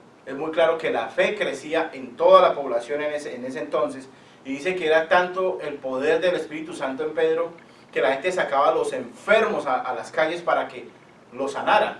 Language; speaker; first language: Spanish; native; Spanish